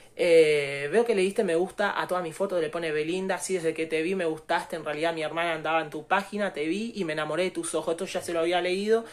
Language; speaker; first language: Spanish; native; Spanish